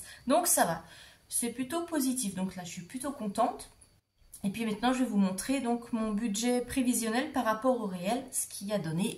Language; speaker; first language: French; native; French